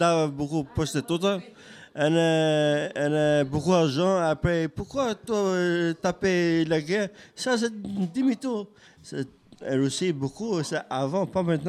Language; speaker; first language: French; non-native, learner; Albanian